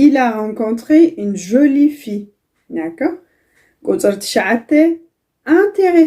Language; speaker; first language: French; non-native, fluent; Tigrinya